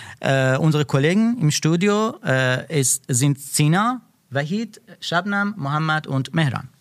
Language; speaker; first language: German; non-native, learner; Persian